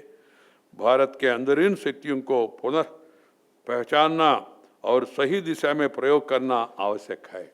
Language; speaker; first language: Hindi; non-native, local second language; Telugu